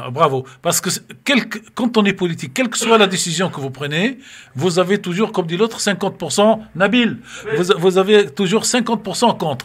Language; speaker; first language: French; native; French